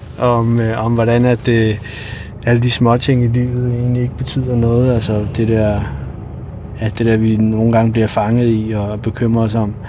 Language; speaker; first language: Danish; early bilingual, other home language; Albanian